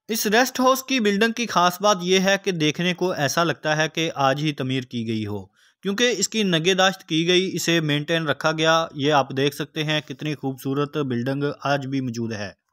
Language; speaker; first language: Urdu; non-native, local second language; Punjabi